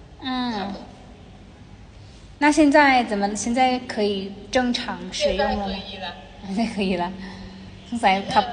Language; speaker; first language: Chinese; non-native, fluent; Thai